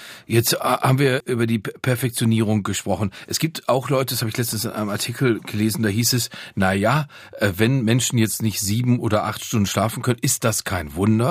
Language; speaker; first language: German; native; German